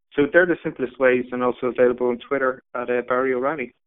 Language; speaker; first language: English; native; English